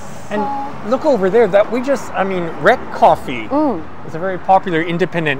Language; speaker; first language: English; native; English